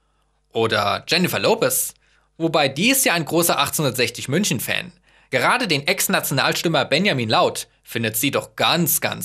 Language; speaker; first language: German; native; German